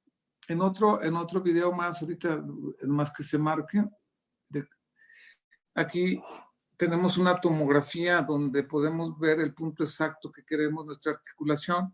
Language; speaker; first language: Spanish; native; Spanish